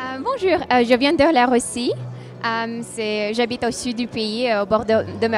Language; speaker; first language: French; non-native, fluent; Russian